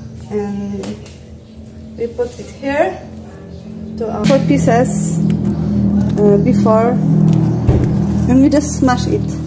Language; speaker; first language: English; non-native, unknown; Polish